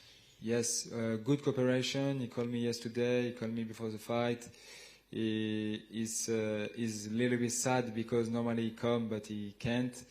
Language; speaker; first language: English; non-native, learner; French